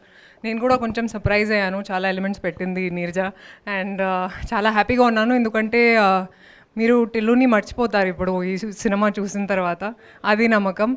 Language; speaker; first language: Telugu; non-native, local second language; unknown